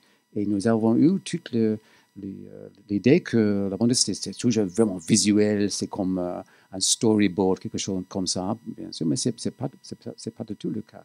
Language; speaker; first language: French; non-native, fluent; English